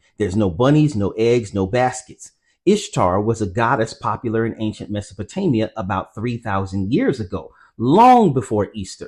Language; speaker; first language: English; native; English